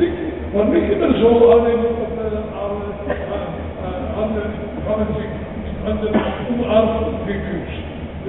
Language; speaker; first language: German; non-native, fluent; Polish